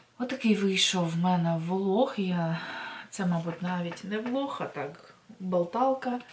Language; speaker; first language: Ukrainian; non-native, local second language; Russian